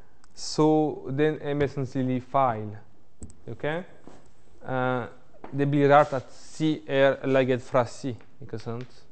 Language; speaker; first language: Norwegian; non-native, fluent; French